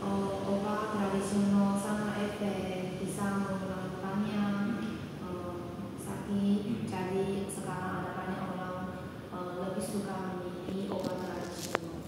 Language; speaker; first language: Indonesian; non-native, learner; Chinese